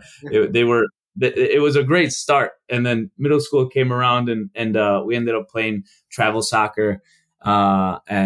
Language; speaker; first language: English; early bilingual, other home language; Albanian